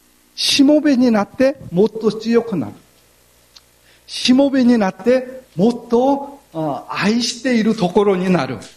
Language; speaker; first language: Japanese; non-native, fluent; Korean